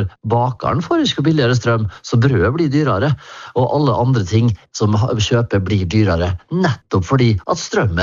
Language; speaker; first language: Norwegian; native; Norwegian